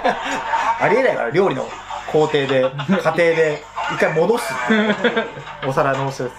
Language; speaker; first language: Japanese; native; Japanese